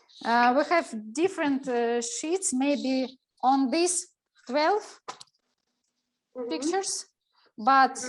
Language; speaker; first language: English; non-native, learner; Russian